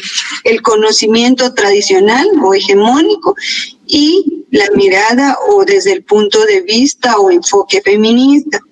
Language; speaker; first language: Spanish; native; Spanish